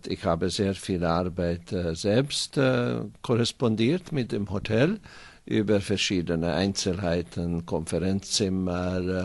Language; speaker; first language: German; non-native, fluent; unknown